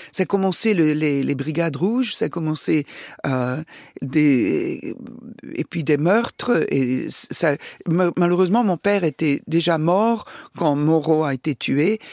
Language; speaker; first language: French; non-native, fluent; Italian